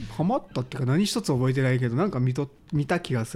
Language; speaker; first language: Japanese; native; Japanese